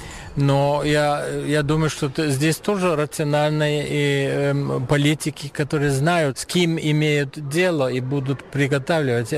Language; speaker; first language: Russian; non-native, fluent; German